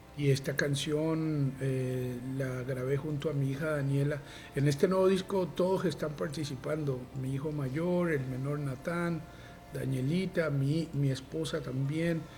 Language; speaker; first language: Spanish; native; Spanish